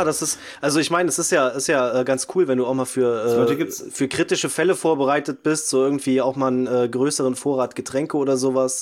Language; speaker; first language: German; native; German